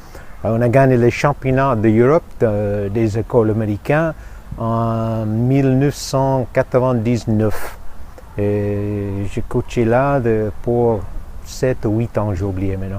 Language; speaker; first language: French; non-native, fluent; English